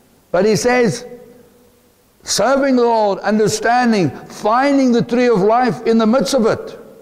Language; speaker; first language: English; non-native, local second language; Afrikaans